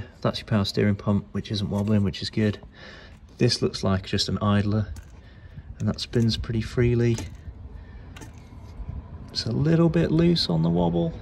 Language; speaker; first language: English; native; English